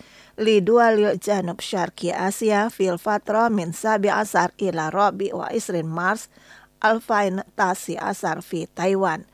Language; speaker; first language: Arabic; non-native, learner; Indonesian